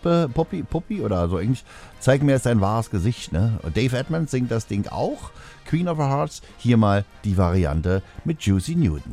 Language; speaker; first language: German; native; German